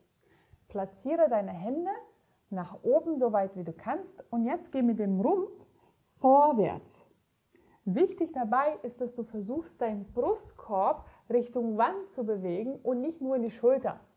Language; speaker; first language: German; native; German